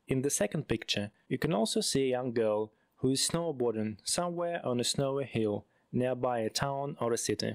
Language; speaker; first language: English; non-native, fluent; Russian